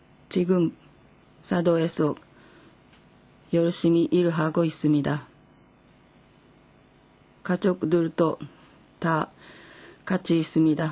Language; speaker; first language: Korean; non-native, fluent; Japanese